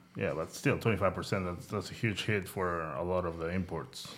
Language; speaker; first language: English; non-native, fluent; Spanish